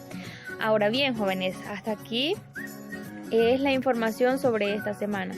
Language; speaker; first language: Spanish; native; Spanish